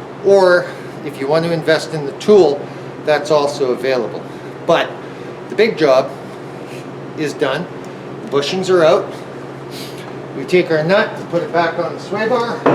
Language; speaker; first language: English; native; English